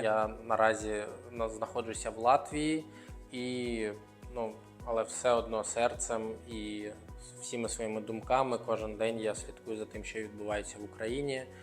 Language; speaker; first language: Ukrainian; non-native, local second language; Russian